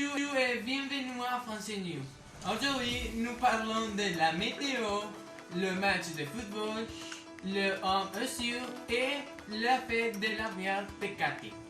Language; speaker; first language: French; non-native, learner; Spanish